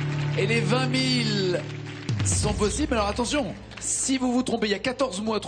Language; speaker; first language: French; native; French